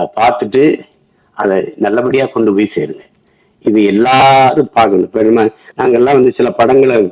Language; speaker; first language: Tamil; native; Tamil